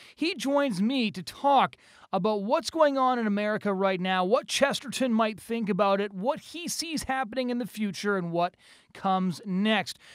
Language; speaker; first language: English; native; English